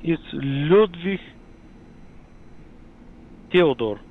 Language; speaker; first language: German; non-native, learner; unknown